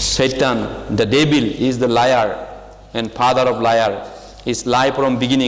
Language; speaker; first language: English; non-native, local second language; Assamese